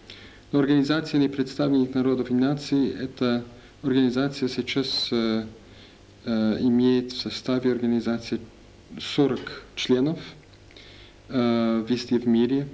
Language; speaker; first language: Russian; non-native, learner; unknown